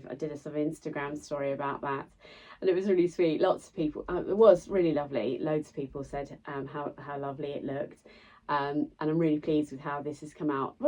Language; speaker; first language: English; native; English